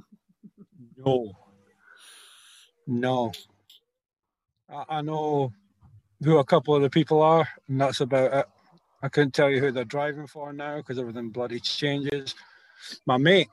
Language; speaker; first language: English; native; English